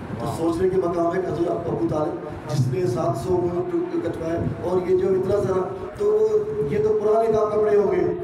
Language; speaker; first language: Urdu; non-native, local second language; Sindhi